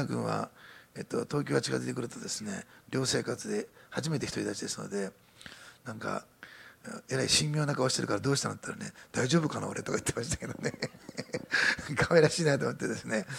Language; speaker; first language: Japanese; native; Japanese